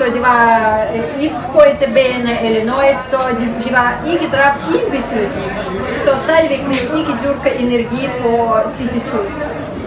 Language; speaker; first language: Danish; non-native, fluent; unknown